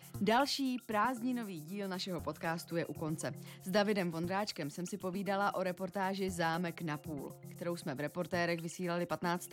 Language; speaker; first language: Czech; native; Czech